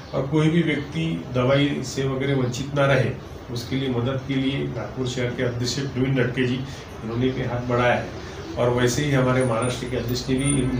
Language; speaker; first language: Hindi; native; Hindi